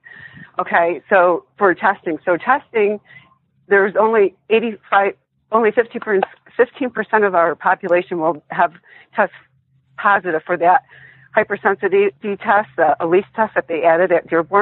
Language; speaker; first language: English; native; English